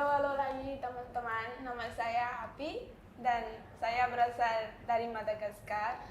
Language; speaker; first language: Indonesian; non-native, learner; Malagasy